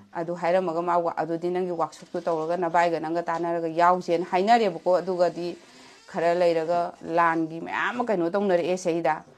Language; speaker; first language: Manipuri; native; Manipuri